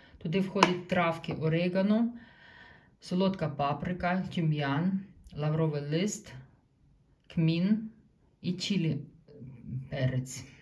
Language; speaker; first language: Ukrainian; native; Ukrainian